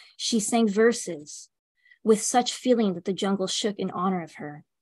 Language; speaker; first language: English; native; English